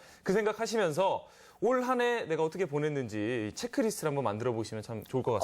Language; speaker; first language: Korean; native; Korean